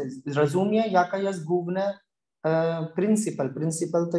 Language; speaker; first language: Polish; non-native, learner; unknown